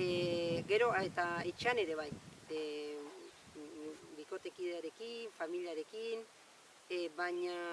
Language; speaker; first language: Basque; non-native, fluent; Spanish